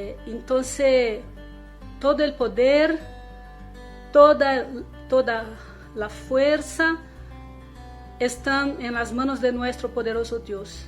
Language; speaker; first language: Spanish; non-native, learner; Portuguese